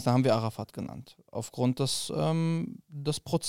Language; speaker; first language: German; early bilingual, other home language; Arabic